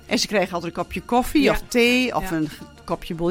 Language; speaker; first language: Dutch; native; Dutch